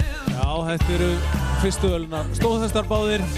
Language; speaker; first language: Icelandic; native; Icelandic